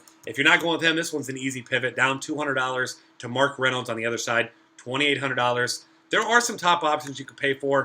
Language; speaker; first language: English; native; English